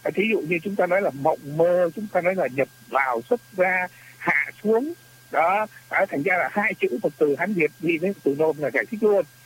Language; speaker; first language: Vietnamese; native; Vietnamese